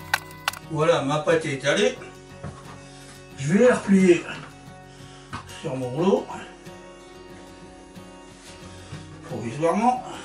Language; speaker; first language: French; native; French